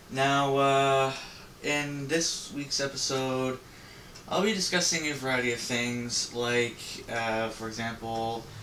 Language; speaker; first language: English; native; English